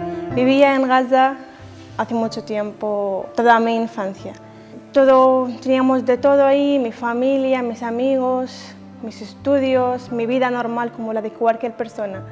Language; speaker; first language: Spanish; non-native, fluent; Arabic